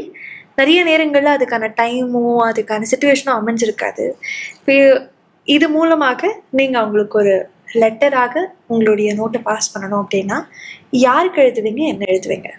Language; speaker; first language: Tamil; native; Tamil